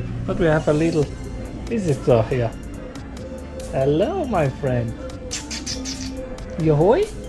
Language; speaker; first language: English; non-native, fluent; German